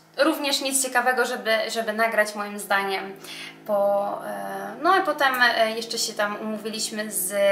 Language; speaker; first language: Polish; early bilingual, heritage; Polish